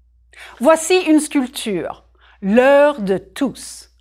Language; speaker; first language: French; non-native, fluent; English